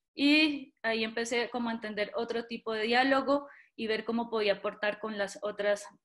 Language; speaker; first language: Spanish; native; Spanish